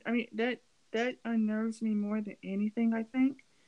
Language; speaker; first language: English; native; English